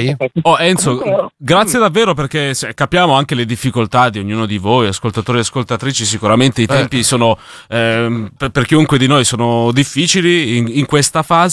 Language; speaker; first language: Italian; native; Italian